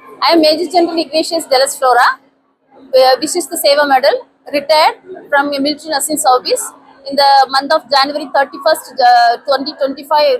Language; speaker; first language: English; non-native, local second language; Tamil